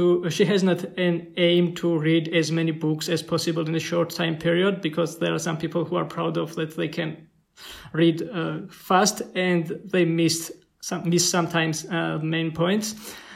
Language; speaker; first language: English; non-native, fluent; Georgian